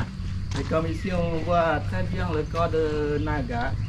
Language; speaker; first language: French; non-native, fluent; Khmer